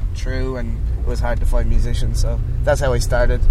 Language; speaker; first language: English; native; English